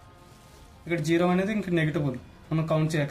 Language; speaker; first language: Telugu; native; Telugu